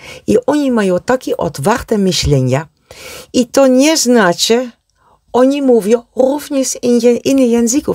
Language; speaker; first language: Polish; non-native, learner; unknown